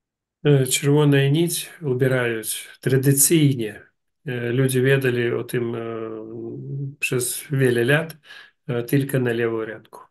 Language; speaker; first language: Polish; non-native, learner; Russian